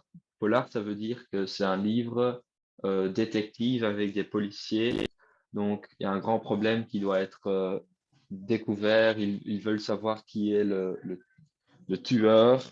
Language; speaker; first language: French; non-native, learner; Dutch